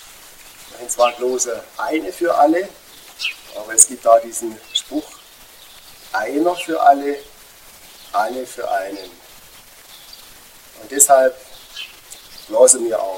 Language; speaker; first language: German; native; German